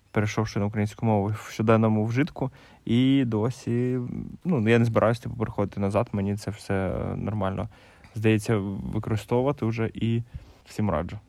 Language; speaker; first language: Ukrainian; non-native, local second language; Russian